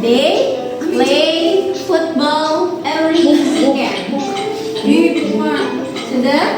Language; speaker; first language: English; non-native, learner; Indonesian